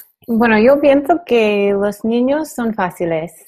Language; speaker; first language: Spanish; non-native, learner; English